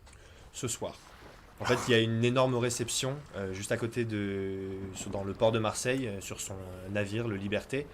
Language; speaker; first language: French; native; French